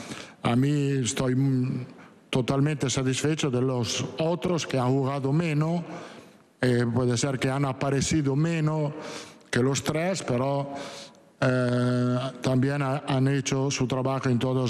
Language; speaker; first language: Spanish; non-native, fluent; Italian